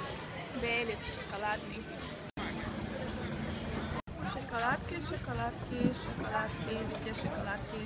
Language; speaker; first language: Russian; early bilingual, heritage; Russian